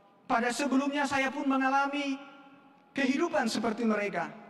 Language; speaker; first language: Indonesian; non-native, local second language; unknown